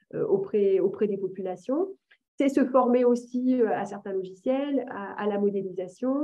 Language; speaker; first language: French; native; French